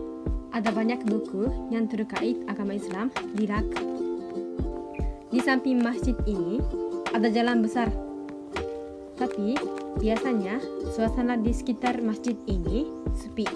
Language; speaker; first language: Indonesian; non-native, fluent; Japanese